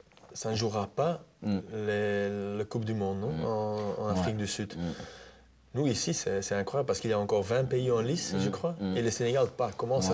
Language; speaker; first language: French; non-native, local second language; Dutch